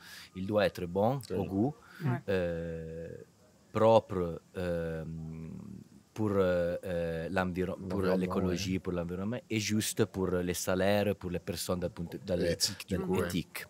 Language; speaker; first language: French; non-native, fluent; Italian